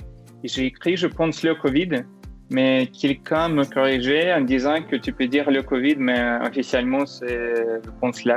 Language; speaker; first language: French; non-native, learner; Russian